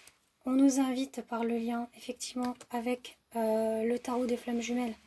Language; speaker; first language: French; native; French